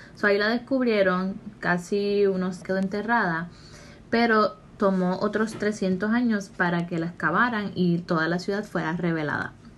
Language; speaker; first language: Spanish; native; Spanish